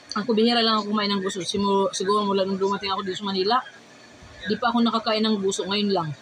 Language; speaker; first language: Filipino; non-native, local second language; Cebuano